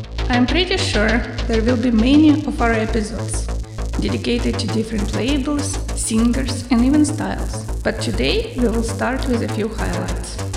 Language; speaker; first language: English; non-native, fluent; Ukrainian